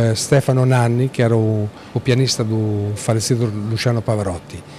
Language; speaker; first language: Portuguese; non-native, fluent; Italian